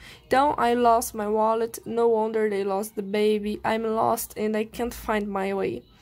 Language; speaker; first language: English; non-native, fluent; Portuguese